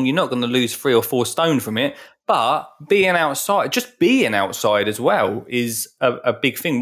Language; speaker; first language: English; native; English